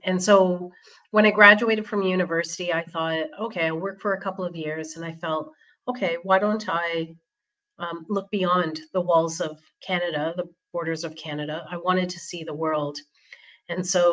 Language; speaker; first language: English; native; English